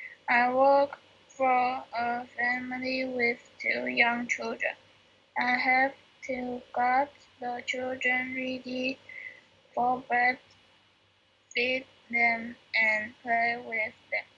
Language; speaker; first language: English; non-native, learner; Chinese